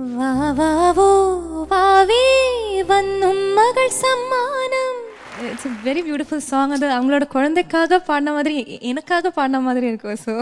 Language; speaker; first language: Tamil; non-native, local second language; Malayalam